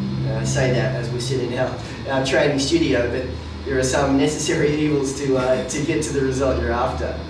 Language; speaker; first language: English; native; English